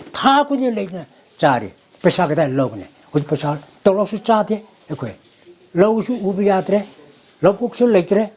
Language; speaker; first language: Manipuri; non-native, local second language; Tangkhul Naga (India)